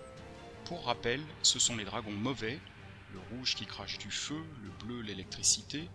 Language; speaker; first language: French; native; French